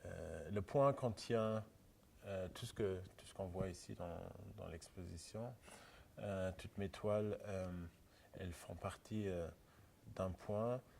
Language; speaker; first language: French; non-native, local second language; Luxembourgish